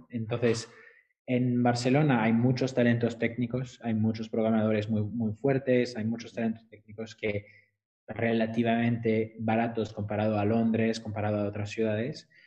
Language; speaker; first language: Spanish; non-native, fluent; French